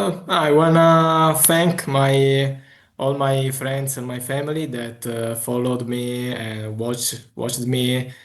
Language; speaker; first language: English; non-native, fluent; Italian